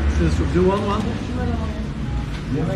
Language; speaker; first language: English; non-native, fluent; French